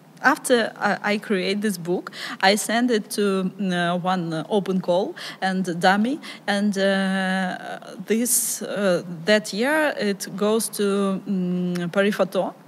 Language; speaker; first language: English; non-native, learner; Ukrainian